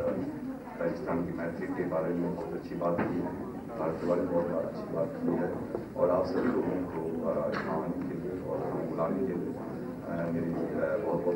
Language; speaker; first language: Hindi; native; Hindi